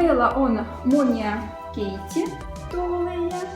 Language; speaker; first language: Finnish; non-native, learner; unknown